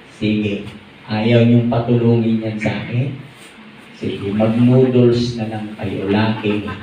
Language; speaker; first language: Filipino; non-native, local second language; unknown